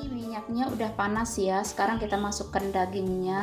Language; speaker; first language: Indonesian; native; Indonesian